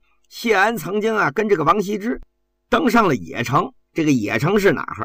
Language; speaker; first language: Chinese; native; Chinese